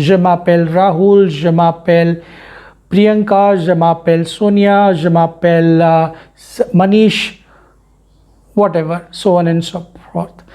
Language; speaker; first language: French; non-native, fluent; Hindi